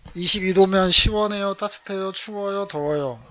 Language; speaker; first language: Korean; native; Korean